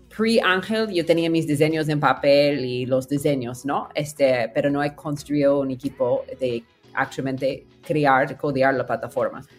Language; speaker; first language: Spanish; non-native, fluent; English